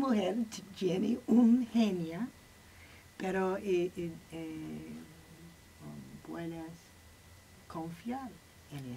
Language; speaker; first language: Spanish; non-native, learner; English